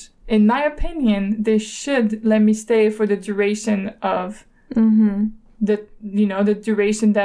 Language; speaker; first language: English; non-native, fluent; French